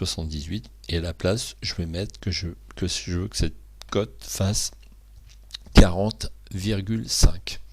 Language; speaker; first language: French; native; French